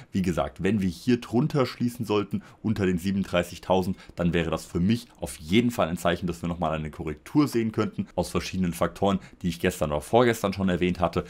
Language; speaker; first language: German; native; German